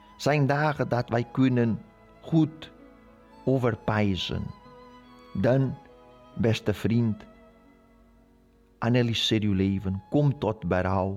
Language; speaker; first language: Dutch; non-native, learner; Portuguese